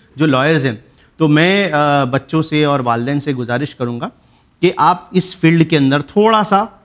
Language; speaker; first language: Hindi; native; Hindi